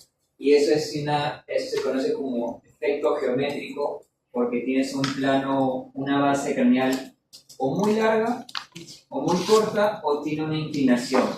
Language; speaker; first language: Spanish; native; Spanish